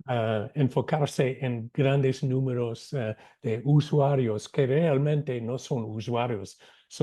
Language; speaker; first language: Spanish; non-native, fluent; English